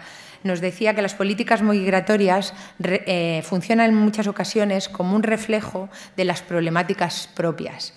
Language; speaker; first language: Spanish; native; Spanish